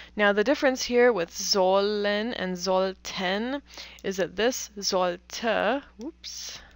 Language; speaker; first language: English; native; English